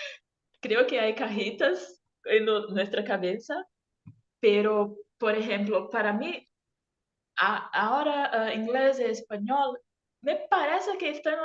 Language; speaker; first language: Spanish; non-native, learner; Portuguese